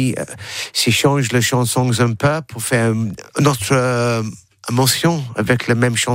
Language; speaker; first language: French; non-native, learner; English